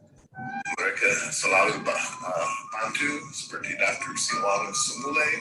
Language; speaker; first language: Indonesian; non-native, fluent; English